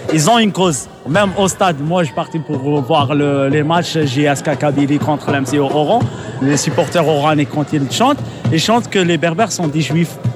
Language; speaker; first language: French; non-native, local second language; Arabic